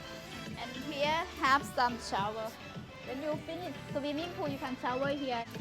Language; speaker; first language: English; non-native, learner; Thai